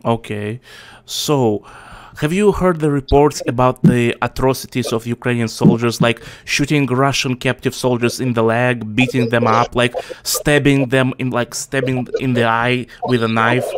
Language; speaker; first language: English; non-native, fluent; Russian